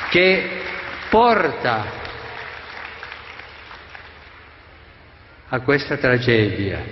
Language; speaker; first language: Italian; non-native, fluent; Spanish